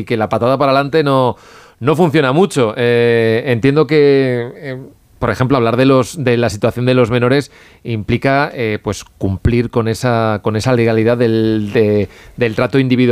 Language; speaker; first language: Spanish; native; Spanish